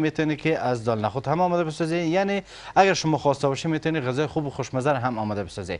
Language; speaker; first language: Persian; native; Persian